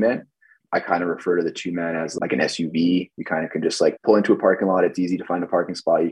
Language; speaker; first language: English; native; English